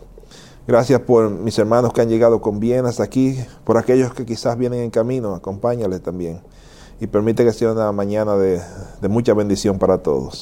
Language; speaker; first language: Spanish; native; Spanish